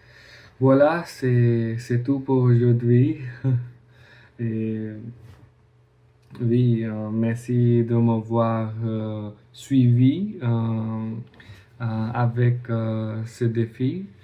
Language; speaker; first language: French; non-native, learner; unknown